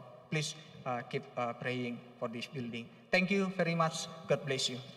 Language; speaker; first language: English; non-native, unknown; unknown